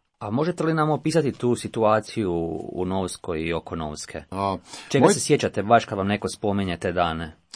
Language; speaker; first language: Croatian; native; Croatian